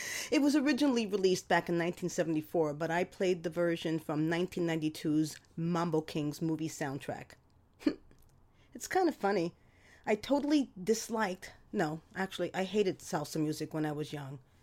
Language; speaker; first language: English; native; English